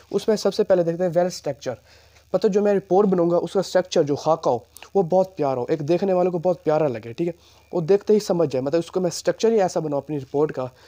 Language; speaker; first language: Urdu; non-native, local second language; Punjabi